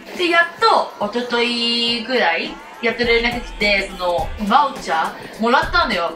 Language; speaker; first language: Japanese; non-native, fluent; Cantonese